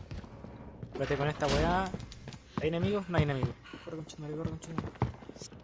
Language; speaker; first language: Spanish; native; Spanish